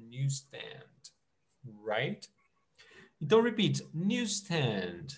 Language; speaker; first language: English; non-native, fluent; Portuguese